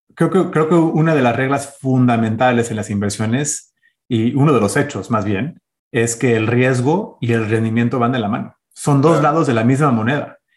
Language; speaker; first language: Spanish; early bilingual, heritage; Spanish